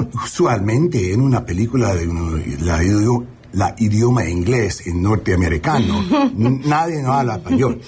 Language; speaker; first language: Spanish; non-native, learner; English